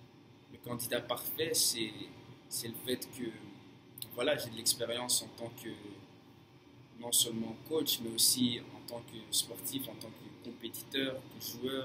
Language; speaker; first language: French; non-native, fluent; English